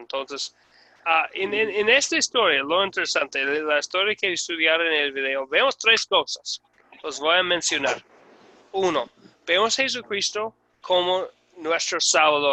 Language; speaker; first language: Spanish; non-native, fluent; English